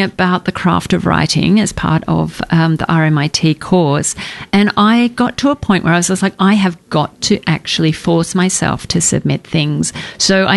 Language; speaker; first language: English; native; English